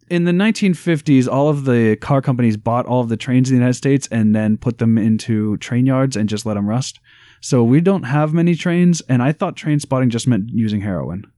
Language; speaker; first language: English; native; English